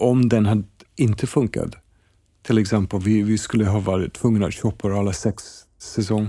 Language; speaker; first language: Swedish; non-native, fluent; English